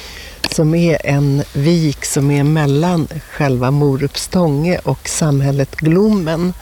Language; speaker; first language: Swedish; native; Swedish